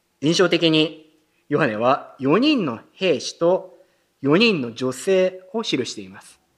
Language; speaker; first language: Japanese; native; Japanese